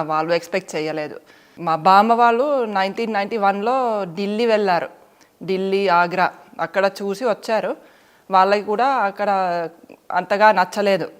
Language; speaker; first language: Telugu; non-native, fluent; Finnish